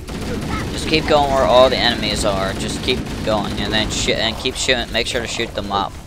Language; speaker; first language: English; native; English